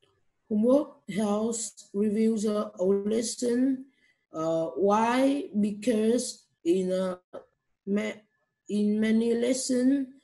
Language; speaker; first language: English; non-native, learner; Vietnamese